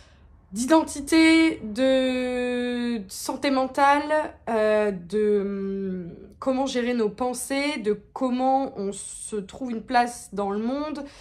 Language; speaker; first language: French; native; French